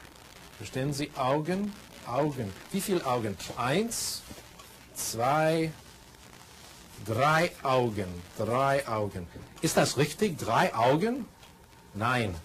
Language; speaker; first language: German; non-native, fluent; English